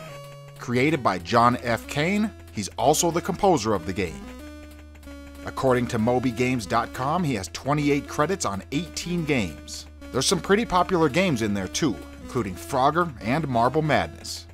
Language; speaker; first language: English; native; English